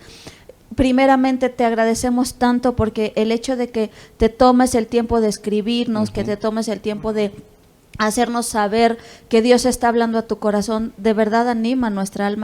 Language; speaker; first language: Spanish; native; Spanish